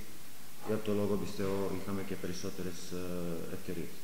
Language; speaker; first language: Greek; non-native, fluent; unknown